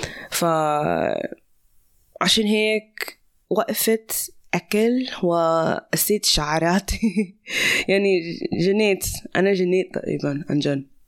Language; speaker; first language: Arabic; non-native, fluent; English